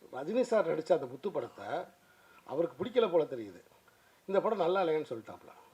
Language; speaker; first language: Tamil; native; Tamil